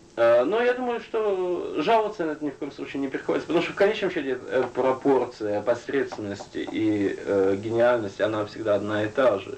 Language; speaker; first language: Russian; native; Russian